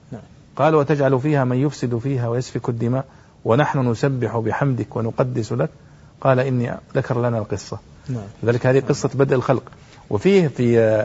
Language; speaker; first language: Arabic; native; Arabic